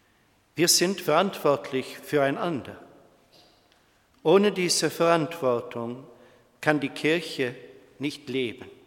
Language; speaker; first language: German; non-native, fluent; Swedish